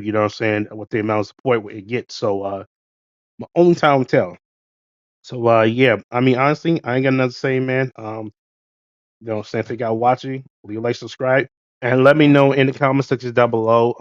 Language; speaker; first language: English; native; English